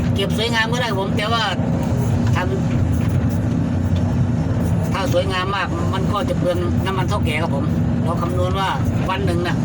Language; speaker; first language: Thai; non-native, local second language; Northeastern Thai